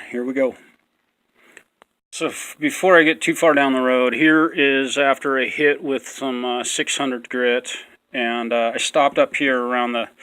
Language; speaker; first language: English; native; English